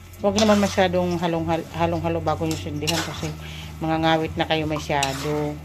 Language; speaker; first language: Filipino; non-native, local second language; Waray